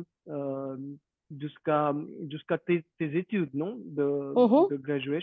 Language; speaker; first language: French; non-native, fluent; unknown